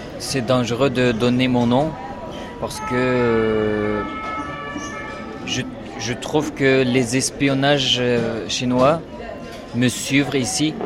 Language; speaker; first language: French; non-native, learner; Uyghur